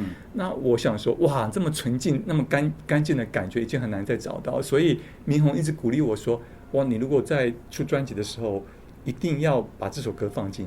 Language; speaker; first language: Chinese; native; Chinese